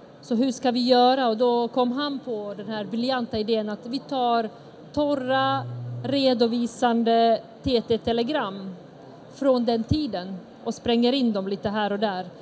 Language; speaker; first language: Swedish; early bilingual, other home language; Bosnian